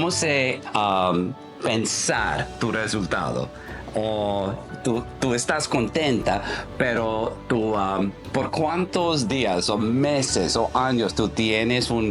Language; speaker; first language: Spanish; non-native, learner; English